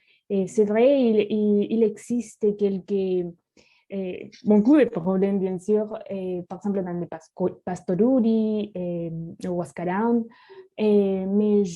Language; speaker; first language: French; non-native, learner; Spanish